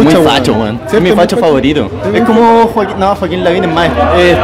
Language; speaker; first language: Spanish; native; Spanish